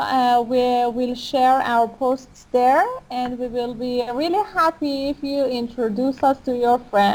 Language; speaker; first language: English; non-native, fluent; Persian